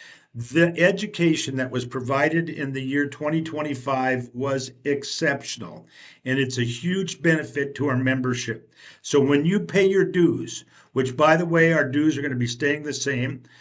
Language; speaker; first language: English; native; English